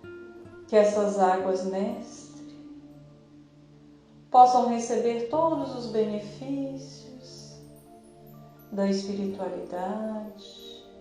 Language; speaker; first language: Portuguese; native; Portuguese